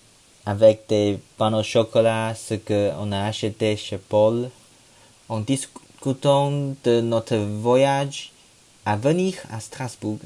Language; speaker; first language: French; non-native, learner; Chinese